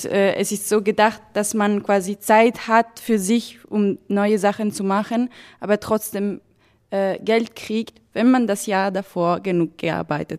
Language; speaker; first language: German; non-native, fluent; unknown